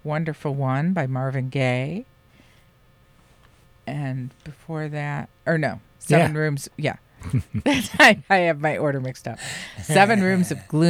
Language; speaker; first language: English; native; English